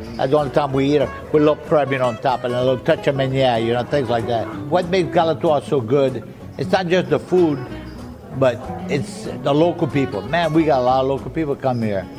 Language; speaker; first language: English; early bilingual, other home language; French